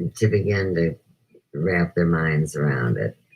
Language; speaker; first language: English; native; English